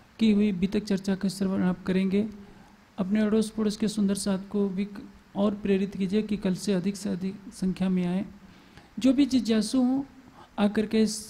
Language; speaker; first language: Hindi; native; Hindi